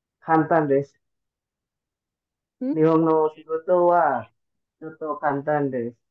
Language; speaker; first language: Japanese; non-native, learner; Indonesian